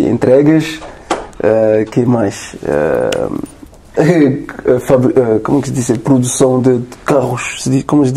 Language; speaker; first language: Portuguese; non-native, learner; French